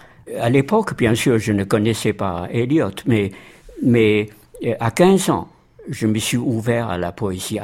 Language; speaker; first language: French; non-native, fluent; Chinese